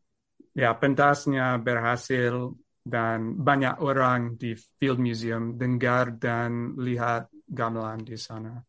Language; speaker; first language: Indonesian; non-native, fluent; English